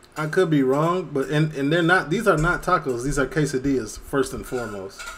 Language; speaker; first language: English; native; English